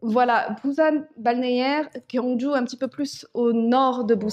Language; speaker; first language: French; early bilingual, other home language; Korean